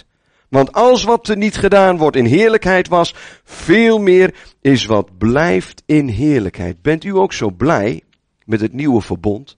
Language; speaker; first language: Dutch; native; Dutch